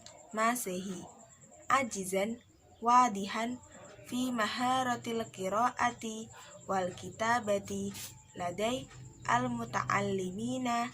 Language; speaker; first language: Arabic; non-native, learner; Indonesian